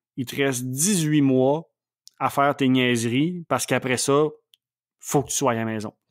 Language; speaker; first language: French; native; French